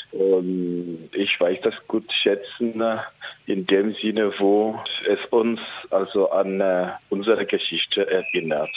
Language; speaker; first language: German; non-native, local second language; French